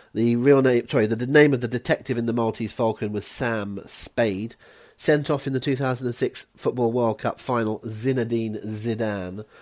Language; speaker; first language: English; native; English